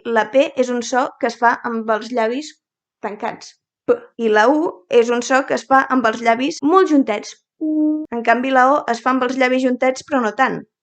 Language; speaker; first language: Catalan; native; Catalan